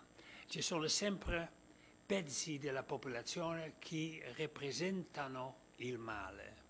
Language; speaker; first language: Italian; non-native, fluent; Dutch